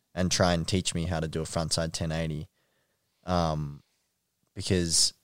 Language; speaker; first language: English; native; English